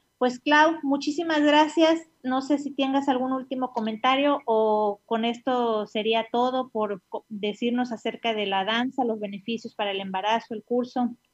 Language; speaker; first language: Spanish; native; Spanish